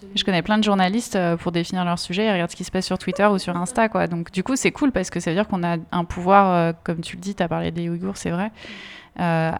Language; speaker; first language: French; native; French